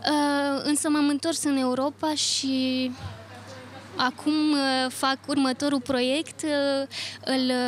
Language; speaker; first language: Romanian; early bilingual, other home language; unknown